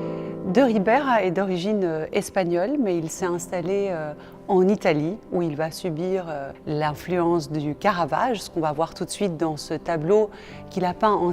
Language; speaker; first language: French; native; French